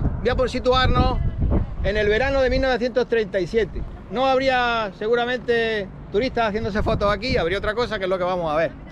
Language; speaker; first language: Spanish; native; Spanish